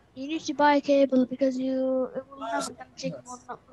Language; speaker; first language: English; non-native, learner; Arabic